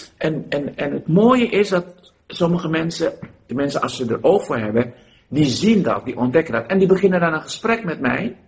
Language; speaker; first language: Dutch; native; Dutch